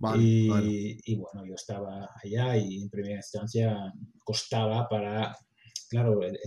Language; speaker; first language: Spanish; non-native, fluent; Dutch